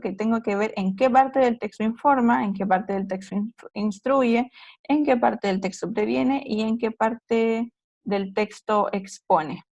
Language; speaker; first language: Spanish; native; Spanish